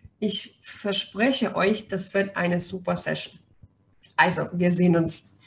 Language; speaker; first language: German; non-native, fluent; Russian